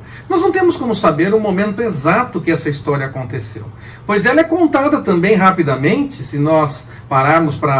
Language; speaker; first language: Portuguese; native; Portuguese